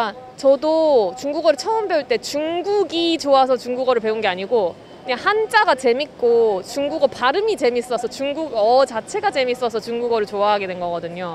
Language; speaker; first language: Korean; native; Korean